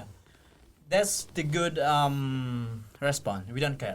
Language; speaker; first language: English; non-native, fluent; Indonesian